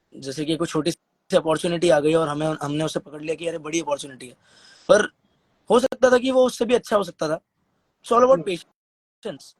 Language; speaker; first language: Hindi; native; Hindi